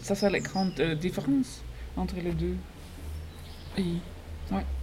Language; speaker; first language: French; non-native, learner; Dutch